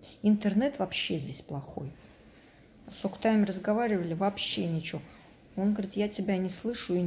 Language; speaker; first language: Russian; native; Russian